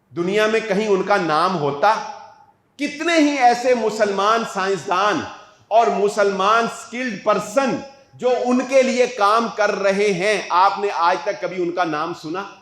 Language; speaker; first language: Urdu; native; Urdu